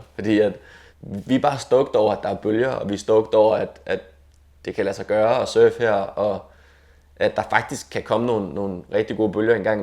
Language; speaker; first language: Danish; native; Danish